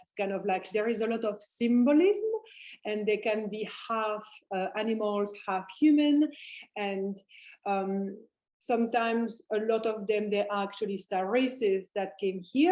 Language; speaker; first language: English; non-native, fluent; French